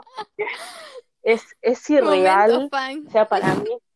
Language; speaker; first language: Spanish; native; Spanish